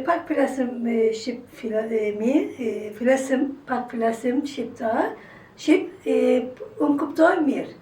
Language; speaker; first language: Albanian; non-native, learner; Turkish